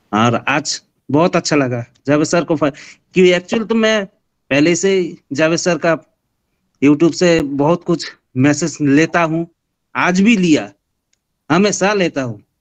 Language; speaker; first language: Hindi; non-native, local second language; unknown